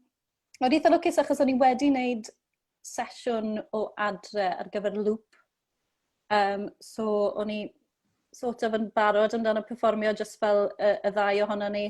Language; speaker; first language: Welsh; native; Welsh